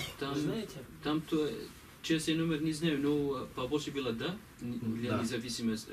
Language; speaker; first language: Russian; non-native, learner; Kurdish